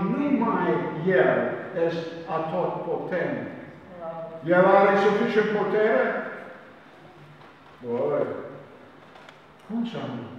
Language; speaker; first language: Romanian; non-native, learner; English